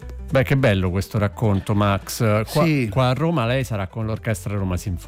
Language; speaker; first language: Italian; native; Italian